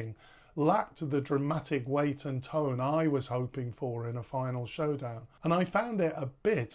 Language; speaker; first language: English; native; English